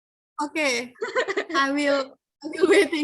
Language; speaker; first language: English; non-native, learner; Indonesian